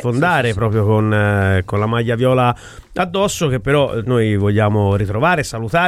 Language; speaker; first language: Italian; native; Italian